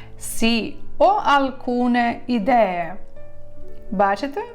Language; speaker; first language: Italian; non-native, fluent; Ukrainian